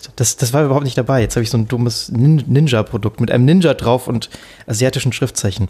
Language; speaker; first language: German; native; German